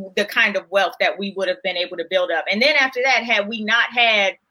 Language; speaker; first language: English; native; English